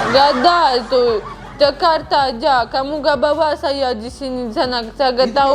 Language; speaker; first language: Indonesian; non-native, learner; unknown